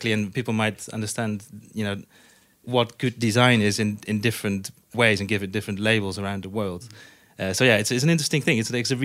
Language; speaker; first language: English; non-native, fluent; Dutch